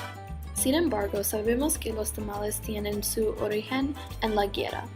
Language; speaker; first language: Spanish; non-native, learner; English